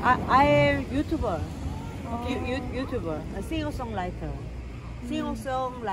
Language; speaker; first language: English; non-native, learner; Korean